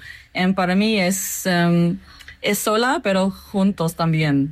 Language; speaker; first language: Spanish; non-native, fluent; English